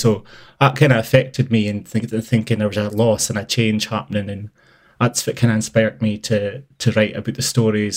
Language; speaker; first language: English; native; English